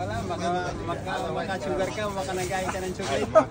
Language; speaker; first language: Filipino; non-native, learner; Arabic